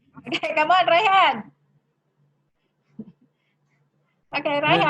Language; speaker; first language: English; non-native, learner; Indonesian